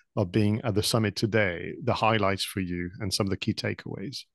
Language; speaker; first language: English; non-native, fluent; French